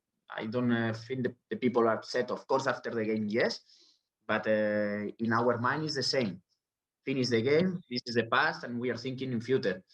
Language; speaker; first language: English; non-native, learner; Spanish